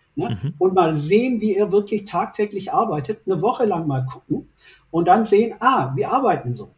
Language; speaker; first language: German; early bilingual, other home language; Turkish